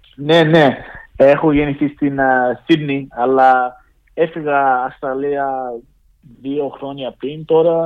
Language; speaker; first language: Greek; early bilingual, heritage; English